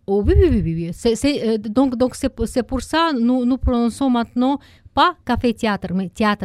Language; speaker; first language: French; non-native, learner; Russian